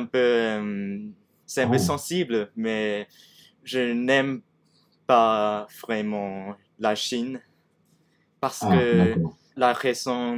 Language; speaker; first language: French; non-native, learner; Cantonese